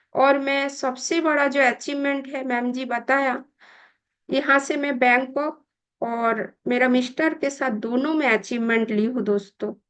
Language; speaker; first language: Hindi; non-native, local second language; Bangla